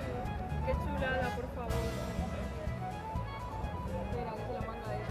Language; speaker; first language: Spanish; native; Spanish